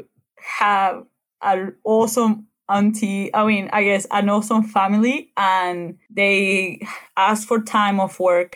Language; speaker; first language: English; non-native, fluent; Spanish